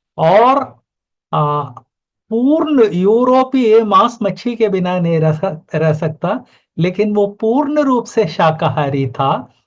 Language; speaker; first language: Hindi; native; Hindi